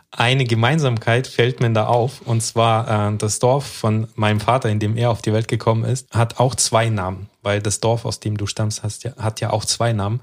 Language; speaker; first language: German; early bilingual, other home language; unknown